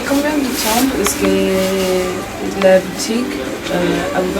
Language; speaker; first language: French; non-native, learner; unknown